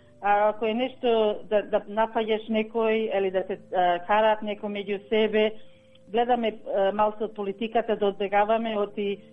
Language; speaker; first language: Macedonian; early bilingual, heritage; Macedonian